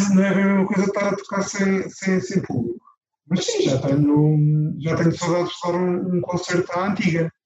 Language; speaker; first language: Portuguese; native; Portuguese